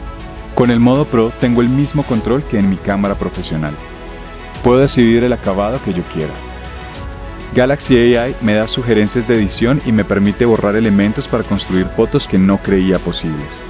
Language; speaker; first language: Spanish; native; Spanish